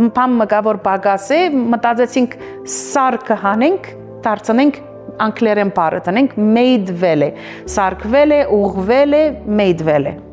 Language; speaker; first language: Armenian; early bilingual, heritage; Armenian